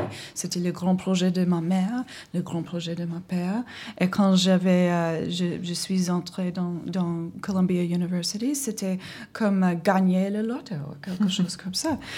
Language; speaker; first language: French; non-native, learner; English